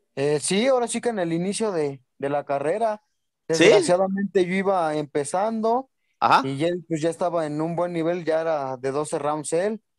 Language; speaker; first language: Spanish; native; Spanish